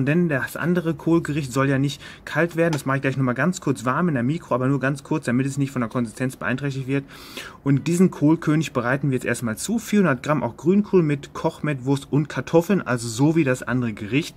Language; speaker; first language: German; native; German